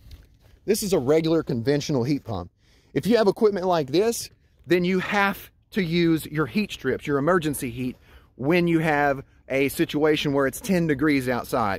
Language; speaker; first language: English; native; English